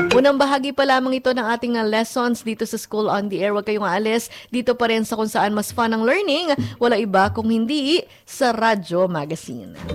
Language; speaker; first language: Filipino; native; Filipino